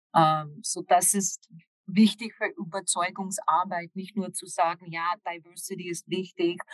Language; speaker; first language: German; non-native, fluent; English